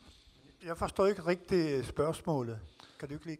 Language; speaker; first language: Danish; non-native, local second language; Kalaallisut